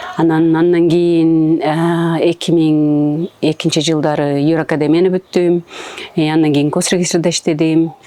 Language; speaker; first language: Kyrgyz; native; Kyrgyz